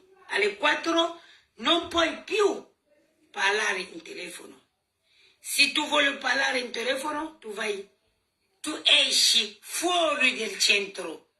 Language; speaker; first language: Italian; non-native, learner; French